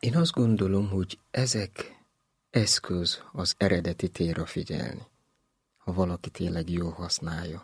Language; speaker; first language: Hungarian; non-native, learner; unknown